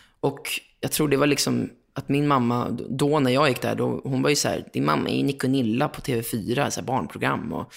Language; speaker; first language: Swedish; native; Swedish